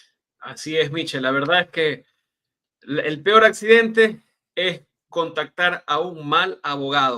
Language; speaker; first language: Spanish; native; Spanish